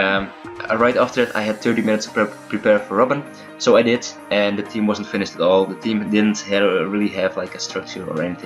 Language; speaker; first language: English; non-native, fluent; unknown